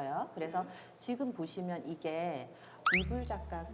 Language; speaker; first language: Korean; native; Korean